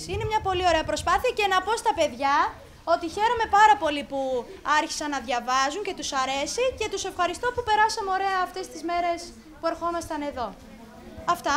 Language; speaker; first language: Greek; native; Greek